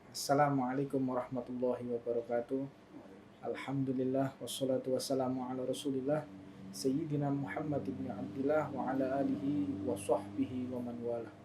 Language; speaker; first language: Indonesian; native; Indonesian